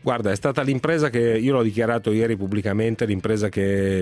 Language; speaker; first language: Italian; native; Italian